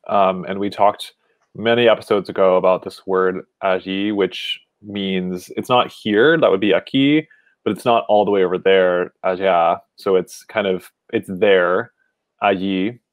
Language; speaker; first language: English; native; English